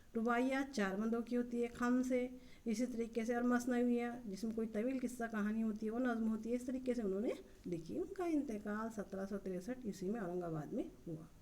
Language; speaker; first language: Urdu; native; Urdu